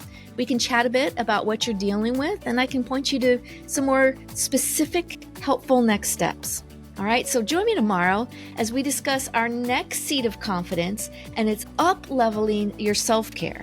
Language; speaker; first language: English; native; English